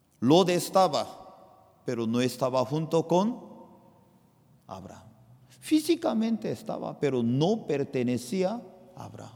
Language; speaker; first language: Spanish; non-native, fluent; Korean